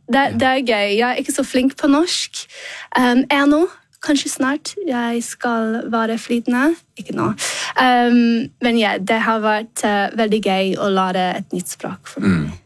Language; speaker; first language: Norwegian; non-native, learner; English